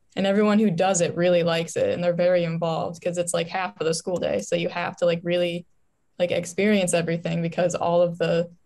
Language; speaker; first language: English; native; English